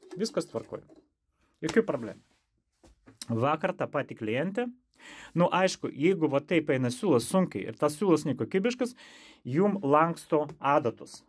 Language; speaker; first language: Lithuanian; non-native, local second language; Russian